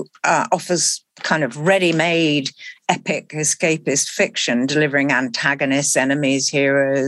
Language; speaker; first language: English; native; English